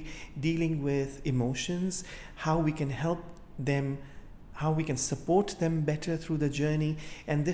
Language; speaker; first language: English; non-native, local second language; Gujarati